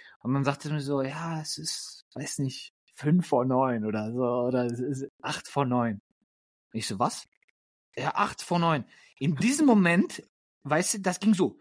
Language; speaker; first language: German; early bilingual, other home language; Polish